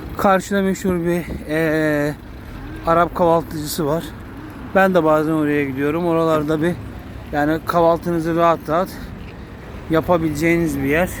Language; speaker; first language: Turkish; native; Turkish